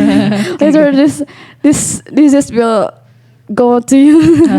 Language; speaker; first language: English; non-native, learner; Indonesian